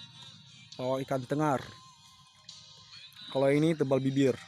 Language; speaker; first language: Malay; non-native, local second language; Achinese